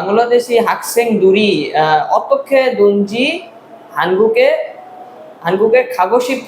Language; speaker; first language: Korean; non-native, learner; Bangla